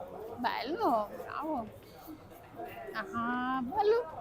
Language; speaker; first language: Italian; native; Italian